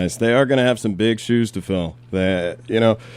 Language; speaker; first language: English; native; English